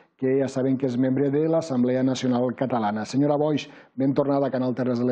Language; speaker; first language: Catalan; native; Catalan